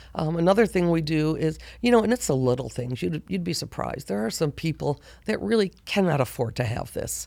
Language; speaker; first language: English; native; English